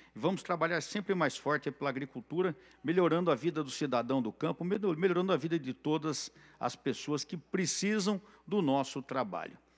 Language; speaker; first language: Portuguese; native; Portuguese